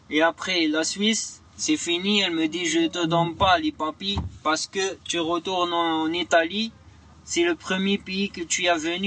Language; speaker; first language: French; non-native, learner; Arabic